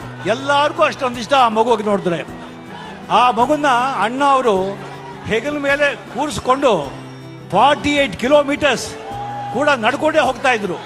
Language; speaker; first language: Kannada; non-native, local second language; Marathi